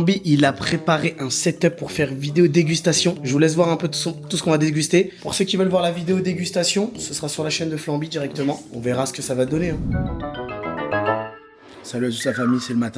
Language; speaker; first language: French; native; French